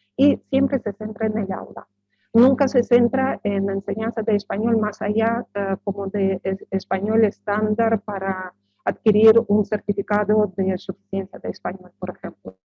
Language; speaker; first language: Spanish; non-native, fluent; Russian